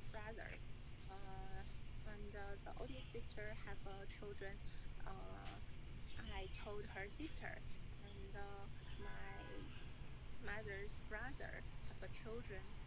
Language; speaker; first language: English; non-native, learner; Chinese